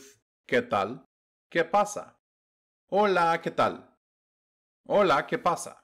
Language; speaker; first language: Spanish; non-native, fluent; English